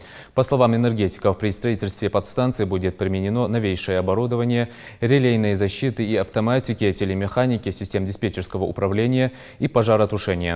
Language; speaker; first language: Russian; native; Russian